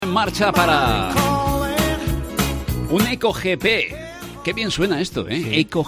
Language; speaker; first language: Spanish; native; Spanish